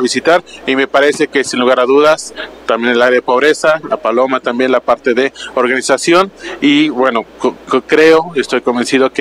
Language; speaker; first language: Spanish; native; Spanish